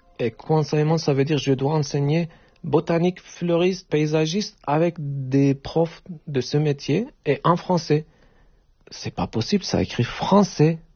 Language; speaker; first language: French; non-native, learner; Turkish